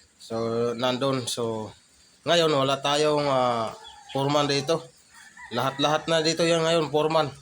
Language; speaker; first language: Filipino; native; Filipino